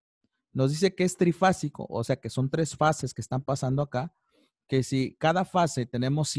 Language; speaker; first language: Spanish; native; Spanish